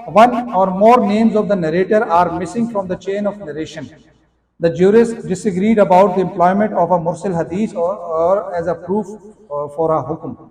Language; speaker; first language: English; non-native, local second language; Urdu